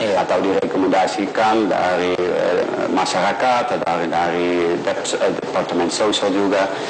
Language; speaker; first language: Indonesian; non-native, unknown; Dutch